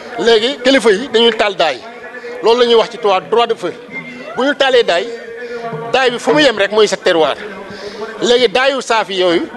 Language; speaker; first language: Wolof; non-native, local second language; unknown